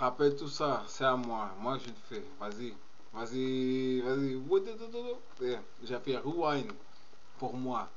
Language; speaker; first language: French; non-native, learner; Portuguese